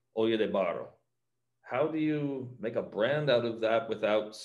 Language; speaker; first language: English; native; English